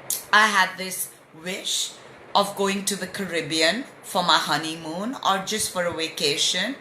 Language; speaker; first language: English; non-native, local second language; Hindi